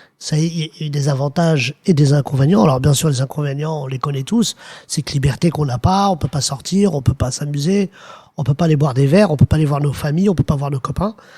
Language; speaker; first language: French; early bilingual, other home language; Arabic